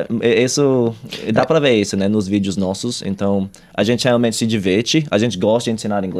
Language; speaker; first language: Portuguese; non-native, fluent; English